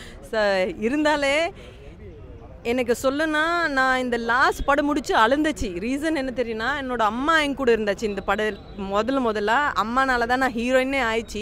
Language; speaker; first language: Tamil; non-native, fluent; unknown